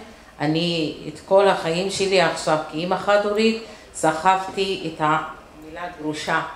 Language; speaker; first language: Hebrew; non-native, local second language; Arabic